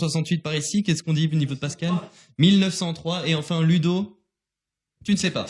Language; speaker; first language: French; native; French